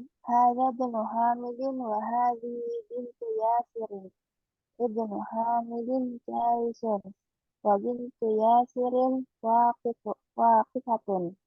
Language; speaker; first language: Arabic; non-native, learner; Indonesian